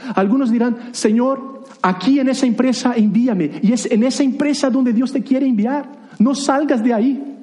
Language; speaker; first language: Spanish; non-native, fluent; Portuguese